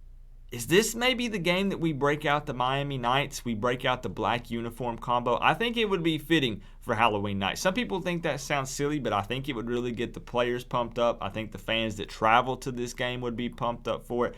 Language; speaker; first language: English; native; English